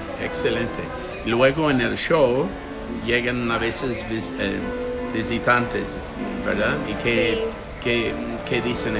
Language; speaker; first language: Spanish; non-native, fluent; English